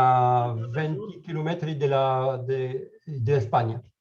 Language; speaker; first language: Italian; non-native, learner; French